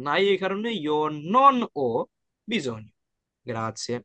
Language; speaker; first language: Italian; non-native, fluent; Bangla